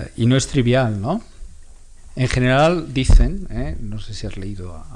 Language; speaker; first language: Spanish; non-native, local second language; Catalan